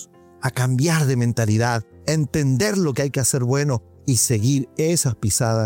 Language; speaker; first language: Spanish; native; Spanish